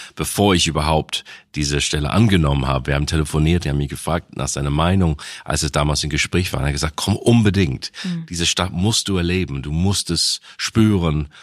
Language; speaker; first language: German; non-native, fluent; English